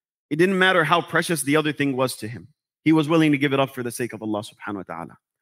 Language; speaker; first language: English; native; English